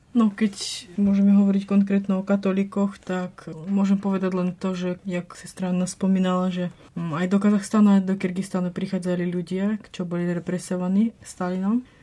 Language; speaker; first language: Slovak; non-native, fluent; Russian